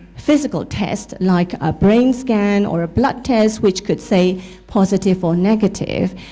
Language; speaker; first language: English; non-native, fluent; Burmese